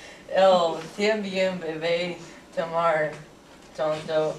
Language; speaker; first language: Spanish; non-native, learner; English